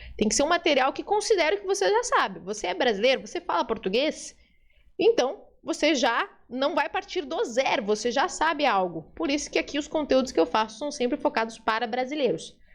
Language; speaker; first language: Portuguese; early bilingual, other home language; Spanish